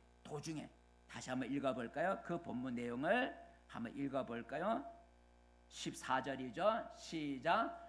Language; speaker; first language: Korean; native; Korean